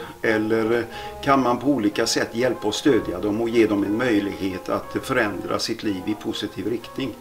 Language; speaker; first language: Swedish; native; Swedish